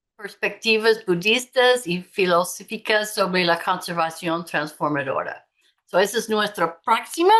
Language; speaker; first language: Spanish; non-native, fluent; English